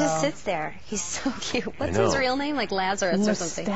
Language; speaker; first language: English; native; English